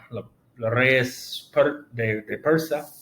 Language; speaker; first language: Spanish; non-native, fluent; English